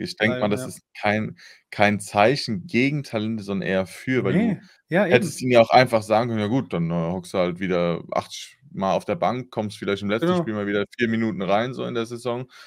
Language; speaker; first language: German; native; German